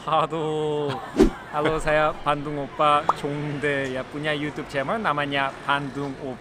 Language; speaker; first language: Indonesian; non-native, learner; Korean